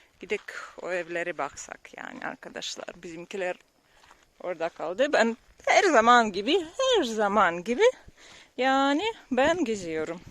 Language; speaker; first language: Turkish; non-native, learner; Russian